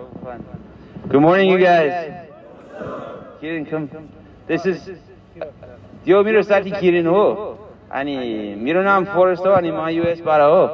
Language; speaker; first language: Nepali; non-native, learner; English